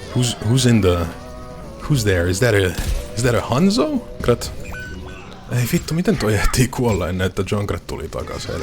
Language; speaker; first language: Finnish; non-native, fluent; English